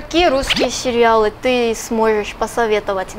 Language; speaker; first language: Russian; non-native, learner; Korean